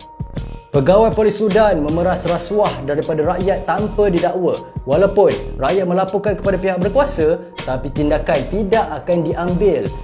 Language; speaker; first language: Malay; native; Malay